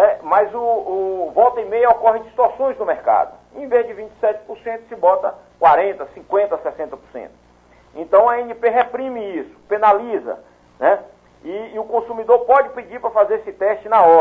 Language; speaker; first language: Portuguese; native; Portuguese